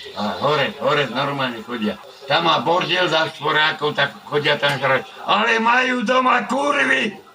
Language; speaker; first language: Slovak; native; Slovak